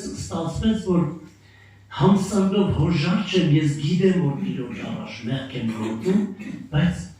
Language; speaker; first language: Armenian; native; Armenian